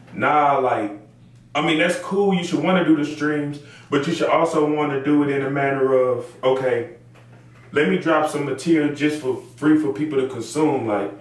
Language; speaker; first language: English; native; English